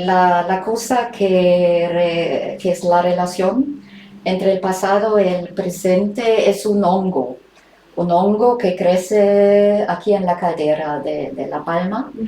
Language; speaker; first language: Spanish; non-native, fluent; German